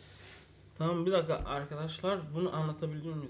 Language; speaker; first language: Turkish; non-native, learner; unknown